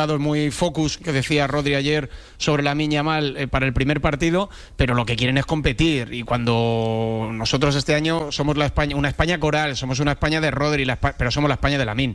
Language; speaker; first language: Spanish; native; Spanish